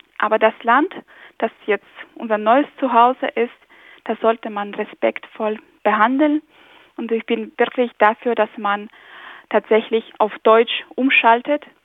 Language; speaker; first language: German; non-native, fluent; Ukrainian